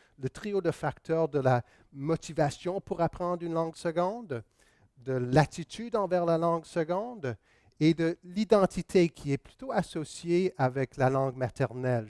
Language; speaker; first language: French; non-native, local second language; English